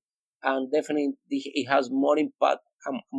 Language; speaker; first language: English; non-native, fluent; Spanish